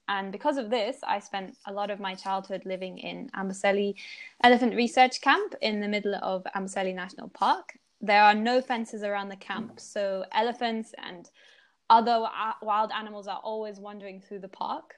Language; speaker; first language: English; native; English